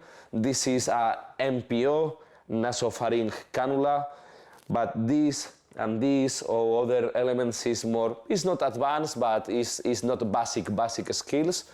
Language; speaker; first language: English; non-native, learner; Spanish